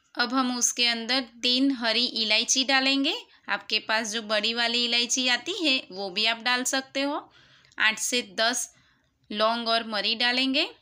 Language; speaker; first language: Hindi; non-native, local second language; Gujarati